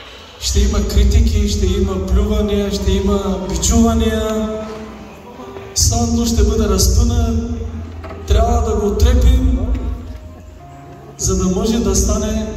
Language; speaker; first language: Bulgarian; non-native, local second language; Turkish